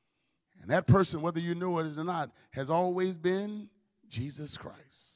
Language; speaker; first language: English; native; English